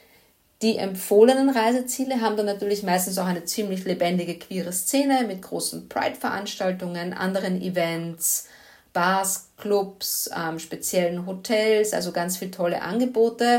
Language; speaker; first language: German; native; German